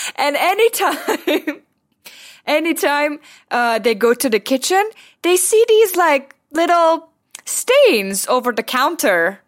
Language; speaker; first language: English; non-native, fluent; Turkish